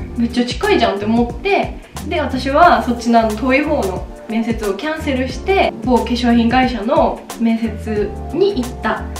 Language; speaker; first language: Japanese; native; Japanese